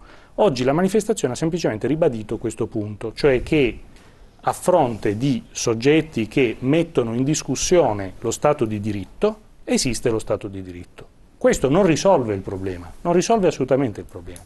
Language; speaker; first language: Italian; native; Italian